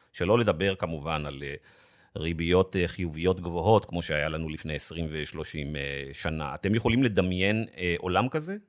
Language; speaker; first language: Hebrew; native; Hebrew